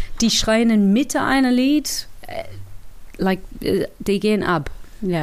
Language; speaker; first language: German; non-native, learner; English